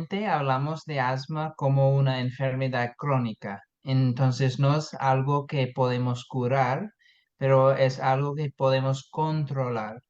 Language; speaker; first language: Spanish; non-native, fluent; English